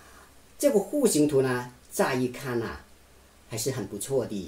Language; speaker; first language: Chinese; native; Chinese